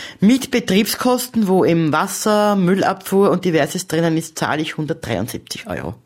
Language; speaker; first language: German; native; German